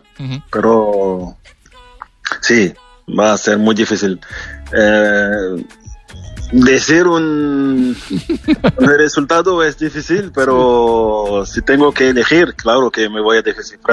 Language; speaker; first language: Spanish; non-native, learner; French